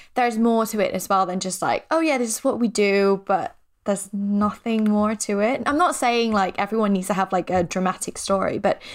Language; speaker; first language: English; non-native, fluent; Thai